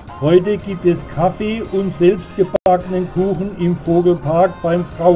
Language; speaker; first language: German; native; German